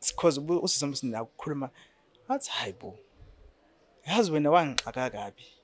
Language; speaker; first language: Zulu; native; Zulu